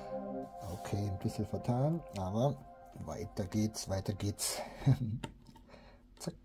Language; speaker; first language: German; native; German